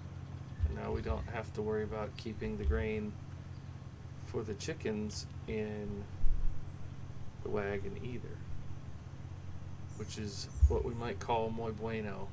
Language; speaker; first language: English; native; English